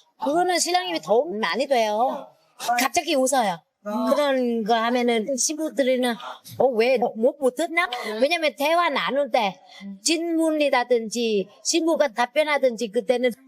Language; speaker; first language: Korean; non-native, learner; Vietnamese